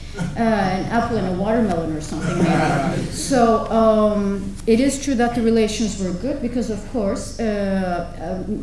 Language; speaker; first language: English; non-native, fluent; Turkish